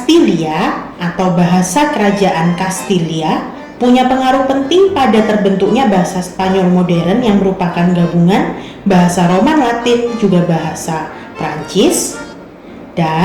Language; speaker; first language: Indonesian; native; Indonesian